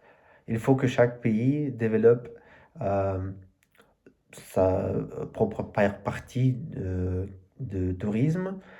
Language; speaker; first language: French; non-native, learner; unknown